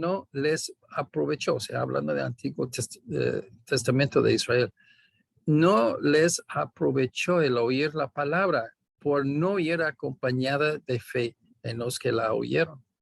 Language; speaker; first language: Spanish; non-native, fluent; English